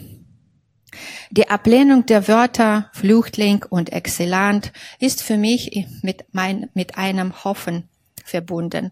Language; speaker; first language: German; non-native, fluent; Belarusian